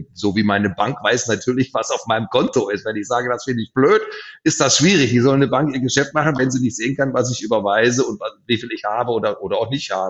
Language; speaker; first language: German; native; German